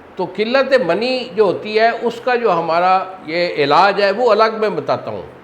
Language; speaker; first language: Urdu; non-native, local second language; Punjabi